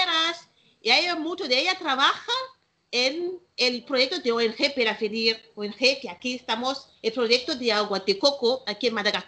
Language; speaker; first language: Spanish; non-native, learner; Malagasy